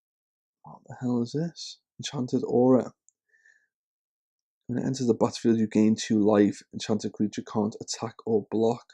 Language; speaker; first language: English; native; English